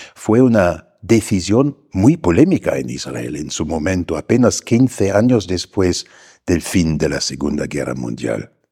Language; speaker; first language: Spanish; non-native, fluent; German